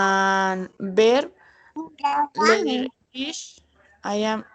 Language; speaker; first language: English; non-native, learner; Spanish